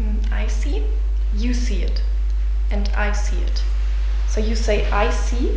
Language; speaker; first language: English; non-native, fluent; German